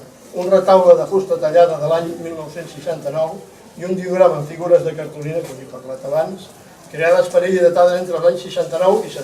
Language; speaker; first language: Catalan; native; Catalan